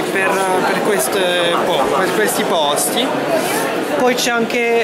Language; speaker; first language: Italian; non-native, fluent; French